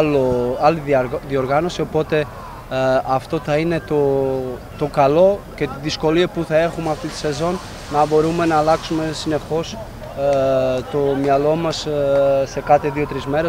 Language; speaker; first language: Greek; non-native, fluent; Portuguese